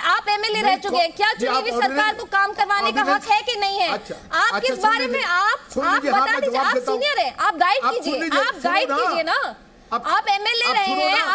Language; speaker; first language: Hindi; native; Hindi